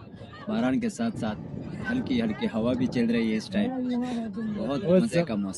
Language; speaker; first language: Hindi; non-native, local second language; Pashto